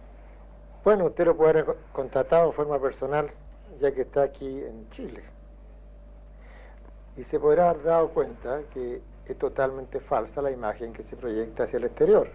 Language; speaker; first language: Spanish; native; Spanish